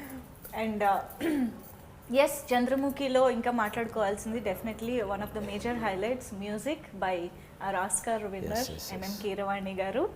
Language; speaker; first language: Telugu; native; Telugu